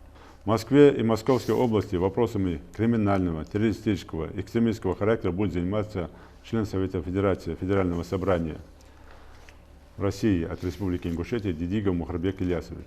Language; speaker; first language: Russian; non-native, local second language; Ingush